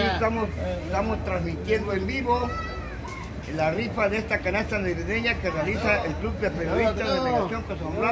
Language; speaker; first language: Spanish; native; Spanish